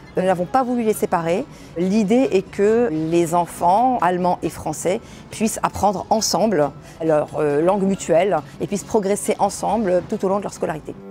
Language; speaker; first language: French; native; French